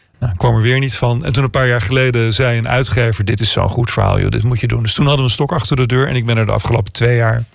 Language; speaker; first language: Dutch; native; Dutch